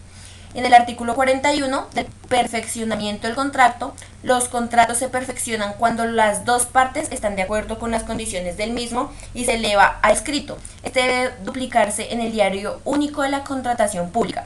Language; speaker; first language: Spanish; native; Spanish